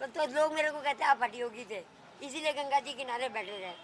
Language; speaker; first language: Hindi; native; Hindi